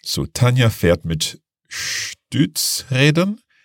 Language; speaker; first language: German; non-native, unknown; English